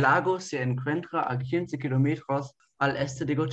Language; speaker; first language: Spanish; non-native, learner; German